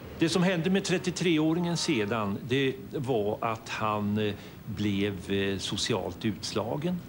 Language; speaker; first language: Swedish; native; Swedish